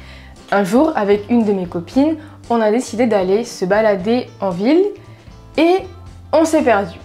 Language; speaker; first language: French; native; French